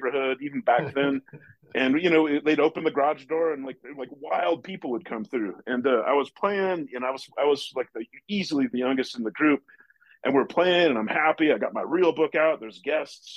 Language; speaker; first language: English; native; English